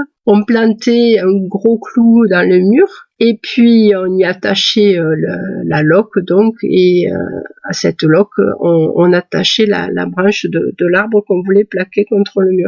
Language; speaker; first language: French; native; French